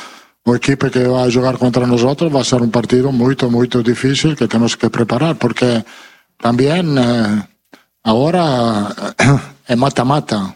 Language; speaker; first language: Portuguese; non-native, fluent; Italian